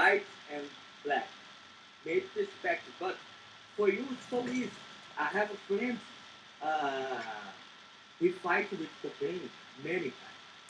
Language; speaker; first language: English; non-native, learner; Portuguese